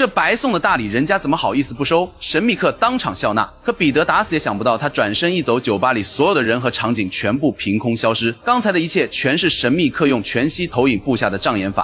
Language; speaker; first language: Chinese; native; Chinese